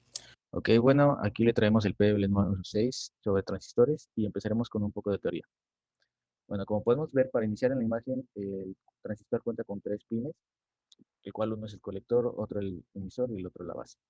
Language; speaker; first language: Spanish; native; Spanish